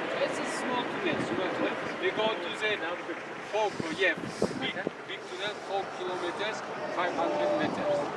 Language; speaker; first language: English; non-native, learner; Tajik